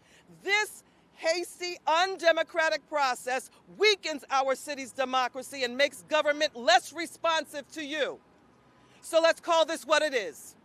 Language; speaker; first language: English; native; English